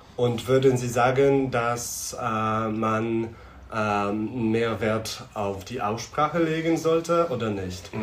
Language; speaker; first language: German; non-native, fluent; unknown